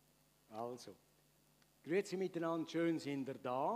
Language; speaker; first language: German; native; German